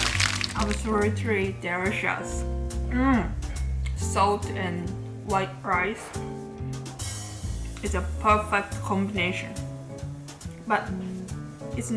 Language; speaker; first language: English; non-native, learner; Japanese